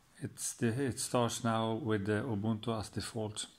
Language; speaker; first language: English; non-native, fluent; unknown